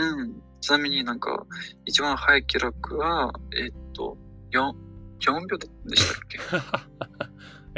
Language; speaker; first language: Japanese; non-native, learner; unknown